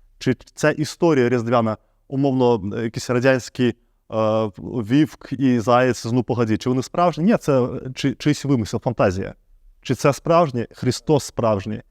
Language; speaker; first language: Ukrainian; native; Ukrainian